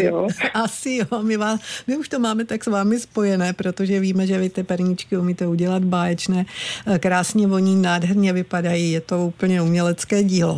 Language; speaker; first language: Czech; native; Czech